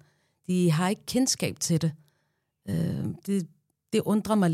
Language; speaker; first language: Danish; non-native, fluent; Arabic